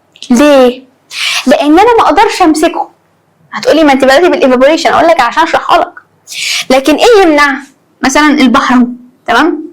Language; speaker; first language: Arabic; native; Arabic